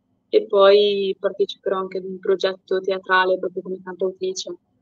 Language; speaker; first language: Italian; native; Italian